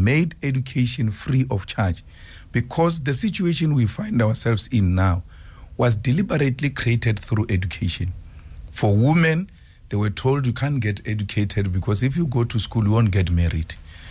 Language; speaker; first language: English; non-native, local second language; Northern Sotho